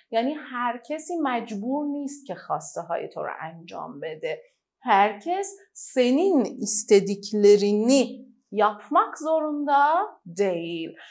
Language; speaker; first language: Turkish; non-native, fluent; Persian